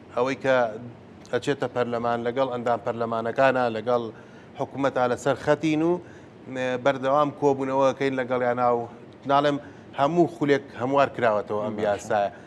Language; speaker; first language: Central Kurdish; native; Central Kurdish